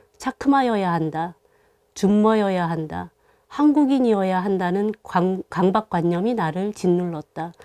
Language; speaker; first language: Korean; native; Korean